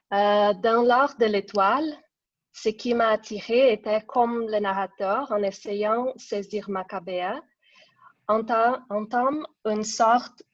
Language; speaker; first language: French; non-native, fluent; Portuguese